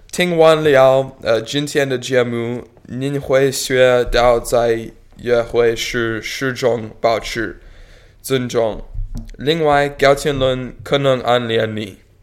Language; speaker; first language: Chinese; non-native, learner; English